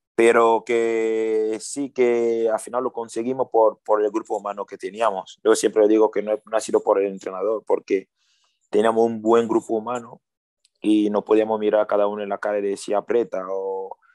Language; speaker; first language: Spanish; early bilingual, other home language; French